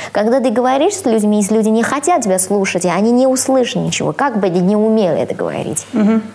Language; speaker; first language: Russian; non-native, fluent; Chinese